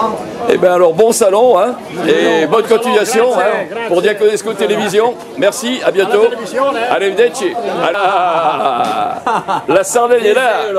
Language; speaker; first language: French; native; French